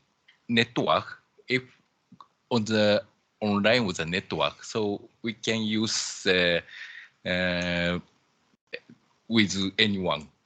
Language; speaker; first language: English; non-native, learner; Japanese